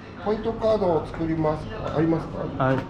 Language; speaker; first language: Japanese; non-native, learner; Nepali